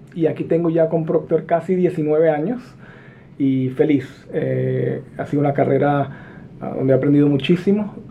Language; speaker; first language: Spanish; native; Spanish